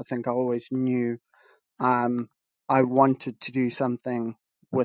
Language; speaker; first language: English; native; English